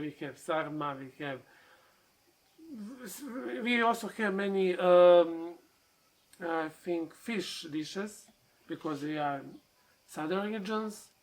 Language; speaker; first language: English; non-native, learner; Serbian